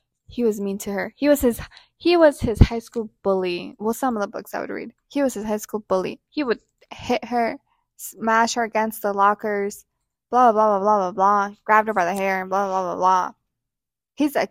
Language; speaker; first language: English; non-native, fluent; Spanish